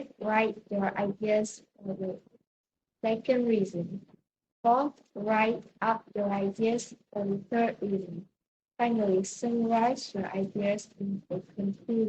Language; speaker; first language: English; non-native, learner; Vietnamese